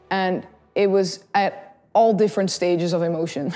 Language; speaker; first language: English; non-native, fluent; Dutch